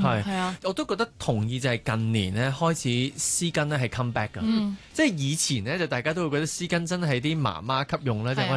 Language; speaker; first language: Cantonese; native; Cantonese